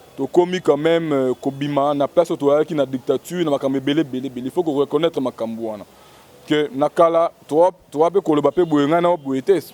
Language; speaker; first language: Lingala; native; Lingala